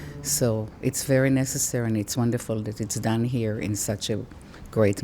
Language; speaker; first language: English; non-native, fluent; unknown